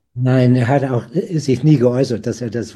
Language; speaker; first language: German; non-native, fluent; English